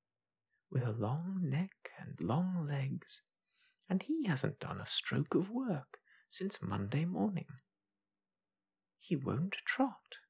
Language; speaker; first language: English; native; English